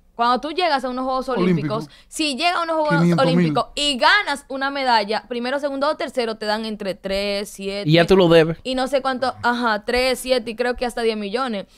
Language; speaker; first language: Spanish; native; Spanish